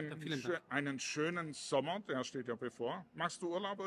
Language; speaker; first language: German; native; German